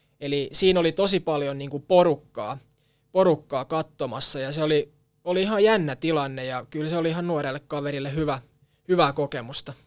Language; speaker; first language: Finnish; non-native, local second language; Swedish